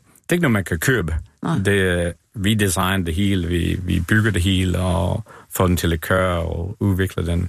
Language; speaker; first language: Danish; non-native, fluent; English